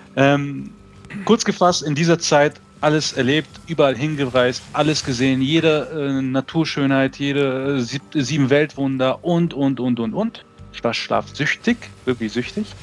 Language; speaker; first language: German; early bilingual, other home language; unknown